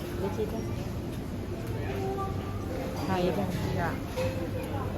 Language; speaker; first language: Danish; non-native, learner; Thai